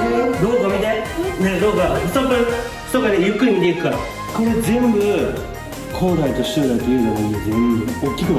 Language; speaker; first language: Japanese; native; Japanese